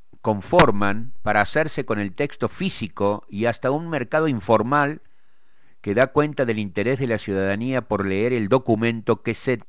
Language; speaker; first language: Spanish; native; Spanish